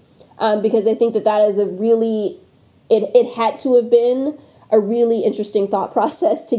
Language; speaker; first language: English; native; English